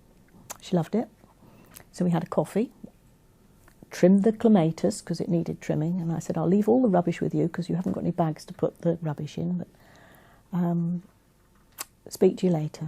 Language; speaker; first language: English; native; English